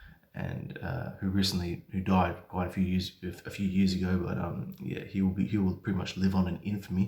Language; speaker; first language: English; native; English